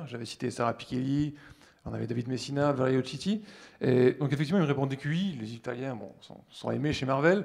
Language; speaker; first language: French; native; French